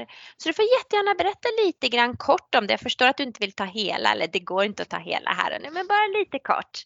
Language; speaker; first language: Swedish; native; Swedish